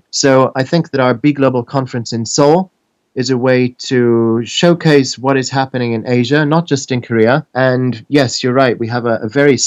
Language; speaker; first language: English; native; English